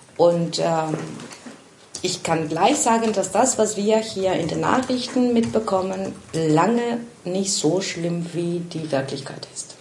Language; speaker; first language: German; non-native, fluent; Spanish